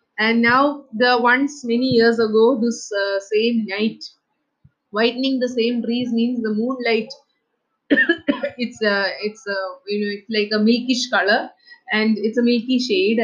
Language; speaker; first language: English; non-native, local second language; Malayalam